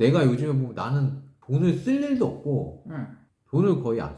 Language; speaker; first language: Korean; native; Korean